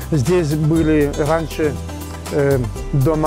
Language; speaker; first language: Russian; non-native, fluent; German